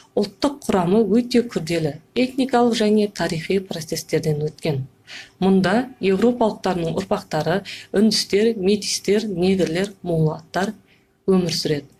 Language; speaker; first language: Kazakh; native; Kazakh